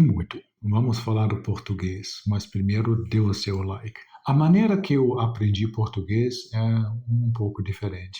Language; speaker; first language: Portuguese; non-native, fluent; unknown